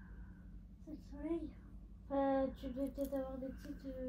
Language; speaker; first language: French; native; French